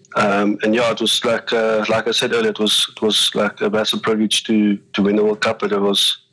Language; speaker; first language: English; native; English